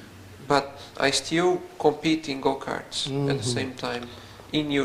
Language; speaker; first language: English; non-native, fluent; Portuguese